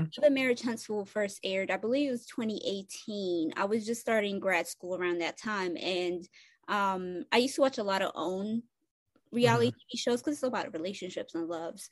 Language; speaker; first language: English; non-native, fluent; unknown